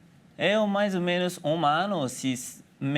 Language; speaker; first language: Portuguese; non-native, learner; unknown